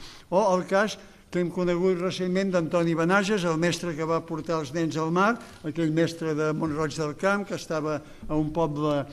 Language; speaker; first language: Catalan; native; Catalan